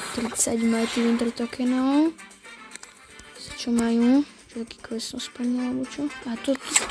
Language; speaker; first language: Slovak; native; Slovak